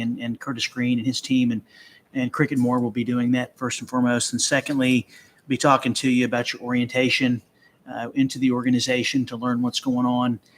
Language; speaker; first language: English; native; English